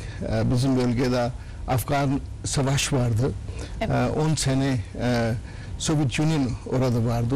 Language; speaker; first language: Turkish; non-native, learner; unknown